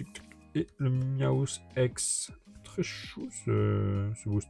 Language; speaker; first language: French; native; French